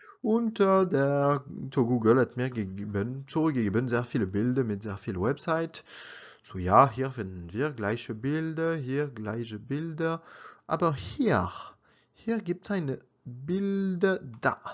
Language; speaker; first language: German; non-native, learner; French